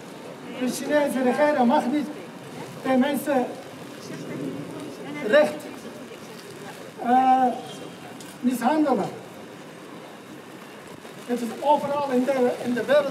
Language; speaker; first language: Dutch; non-native, learner; Mongolian